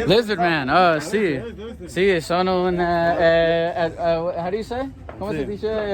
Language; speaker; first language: Spanish; non-native, learner; English